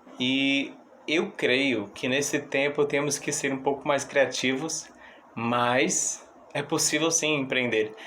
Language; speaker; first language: Portuguese; non-native, fluent; English